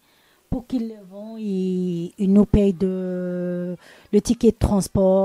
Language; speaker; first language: French; non-native, learner; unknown